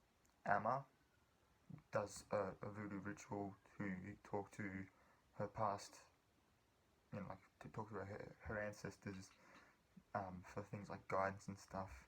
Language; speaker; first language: English; native; English